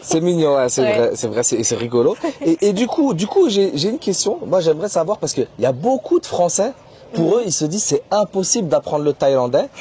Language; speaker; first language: French; native; French